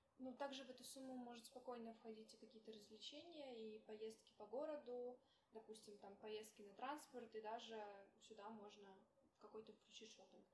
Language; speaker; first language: Russian; native; Russian